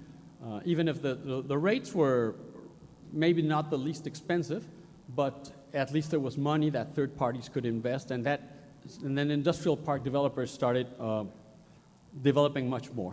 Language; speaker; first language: English; non-native, fluent; Spanish